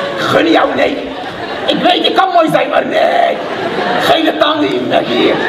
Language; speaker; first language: Dutch; early bilingual, other home language; Riffian